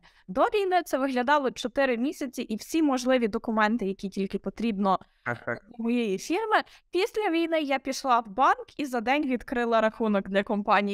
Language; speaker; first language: Ukrainian; native; Ukrainian